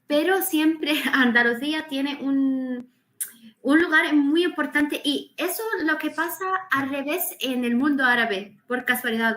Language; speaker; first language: Spanish; non-native, fluent; Arabic